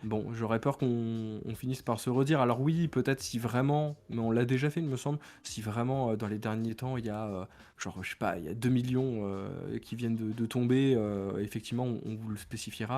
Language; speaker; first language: French; native; French